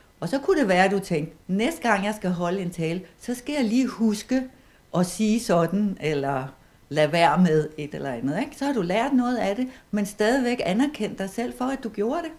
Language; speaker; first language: Danish; native; Danish